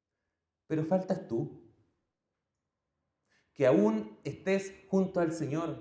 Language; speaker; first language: Spanish; native; Spanish